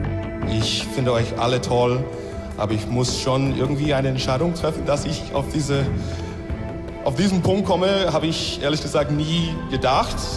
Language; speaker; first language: German; non-native, fluent; English